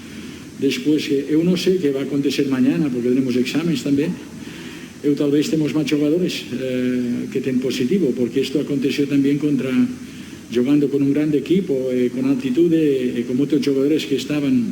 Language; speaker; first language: Portuguese; non-native, learner; Spanish